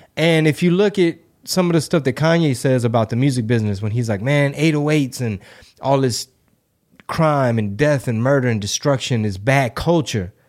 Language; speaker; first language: English; early bilingual, other home language; Spanish